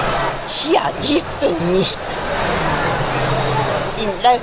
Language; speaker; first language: German; non-native, learner; Japanese